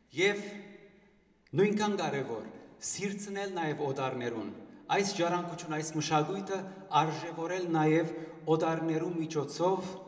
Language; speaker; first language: Armenian; early bilingual, heritage; Armenian